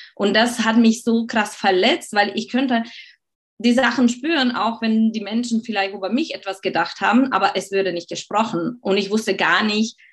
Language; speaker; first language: German; non-native, fluent; Slovak